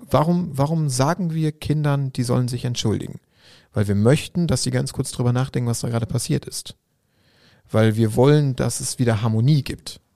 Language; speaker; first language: German; native; German